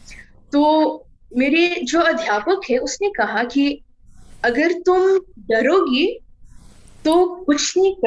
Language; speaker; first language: Hindi; non-native, fluent; English